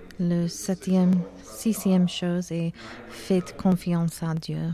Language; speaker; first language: French; non-native, learner; English